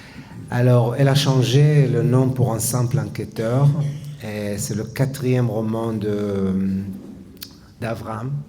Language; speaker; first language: French; non-native, fluent; Hebrew